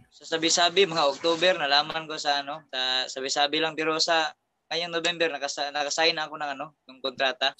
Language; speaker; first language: Filipino; non-native, local second language; Cebuano